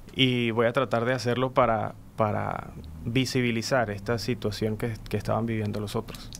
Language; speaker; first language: Spanish; native; Spanish